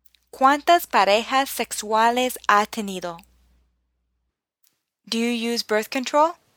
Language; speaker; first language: Spanish; non-native, fluent; English